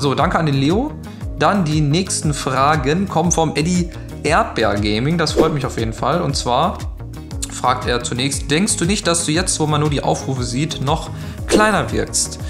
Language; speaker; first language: German; native; German